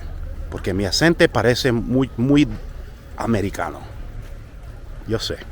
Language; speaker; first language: Spanish; non-native, learner; English